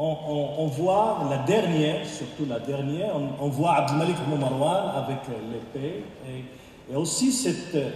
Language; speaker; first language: French; non-native, local second language; Arabic